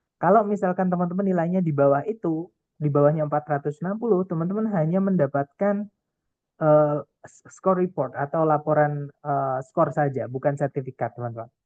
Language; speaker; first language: Indonesian; non-native, local second language; Javanese